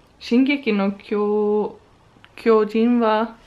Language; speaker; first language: Japanese; non-native, learner; Swedish